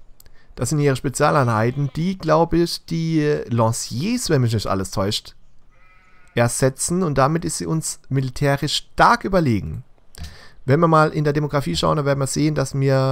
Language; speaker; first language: German; native; German